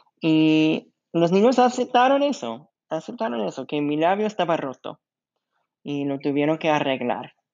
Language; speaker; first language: Spanish; non-native, fluent; English